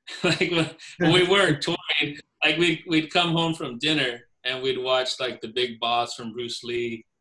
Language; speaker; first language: English; native; English